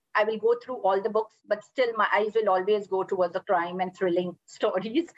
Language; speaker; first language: English; non-native, local second language; Gujarati